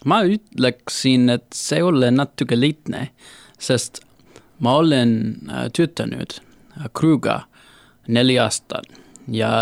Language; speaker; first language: Estonian; non-native, learner; English